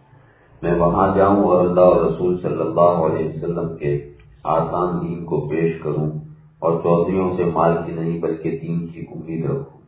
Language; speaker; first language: Urdu; native; Urdu